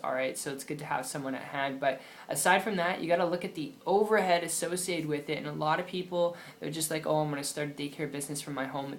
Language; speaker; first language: English; native; English